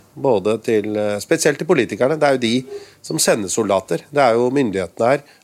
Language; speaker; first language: Norwegian; early bilingual, other home language; Urdu